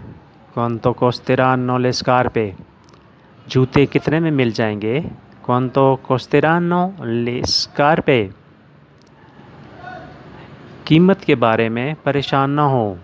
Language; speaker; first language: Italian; non-native, learner; Urdu